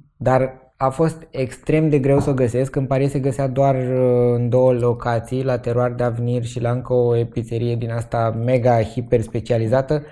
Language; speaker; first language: Romanian; native; Romanian